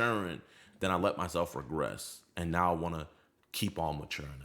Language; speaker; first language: English; native; English